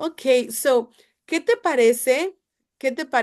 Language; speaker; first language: Spanish; non-native, fluent; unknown